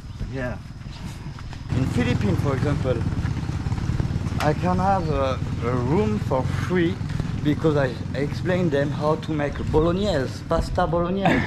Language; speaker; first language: English; non-native, learner; French